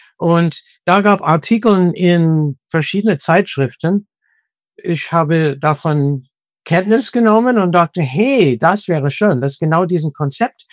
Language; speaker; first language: German; non-native, fluent; English